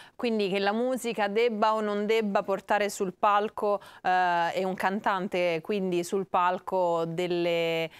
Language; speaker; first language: Italian; native; Italian